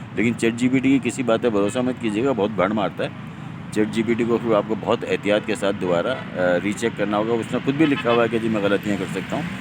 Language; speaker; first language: Urdu; non-native, local second language; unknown